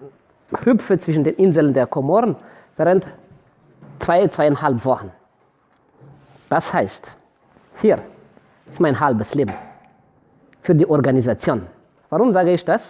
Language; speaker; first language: German; non-native, fluent; Malagasy